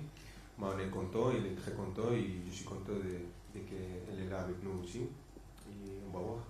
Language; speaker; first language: French; non-native, fluent; Spanish